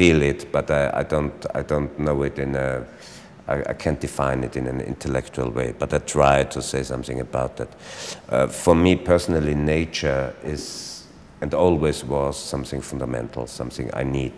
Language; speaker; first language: English; non-native, fluent; German